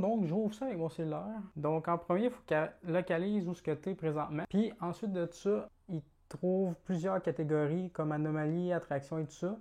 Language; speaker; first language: French; native; French